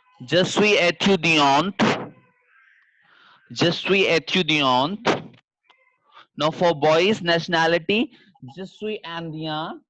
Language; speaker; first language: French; non-native, fluent; Hindi